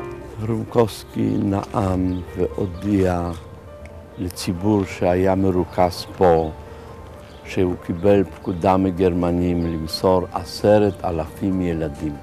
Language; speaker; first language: Hebrew; non-native, fluent; Polish